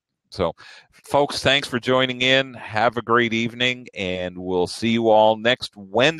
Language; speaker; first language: English; native; English